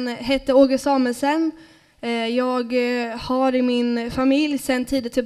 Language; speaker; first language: Swedish; native; Swedish